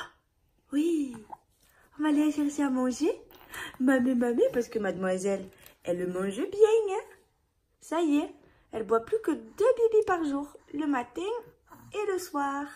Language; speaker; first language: French; native; French